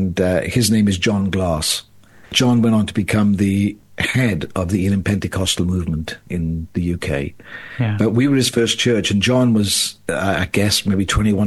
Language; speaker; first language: English; native; English